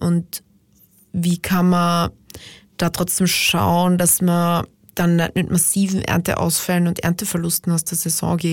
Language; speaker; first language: German; native; German